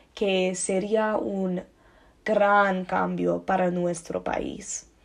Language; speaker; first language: Spanish; non-native, learner; English